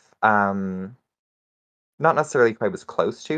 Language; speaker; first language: English; native; English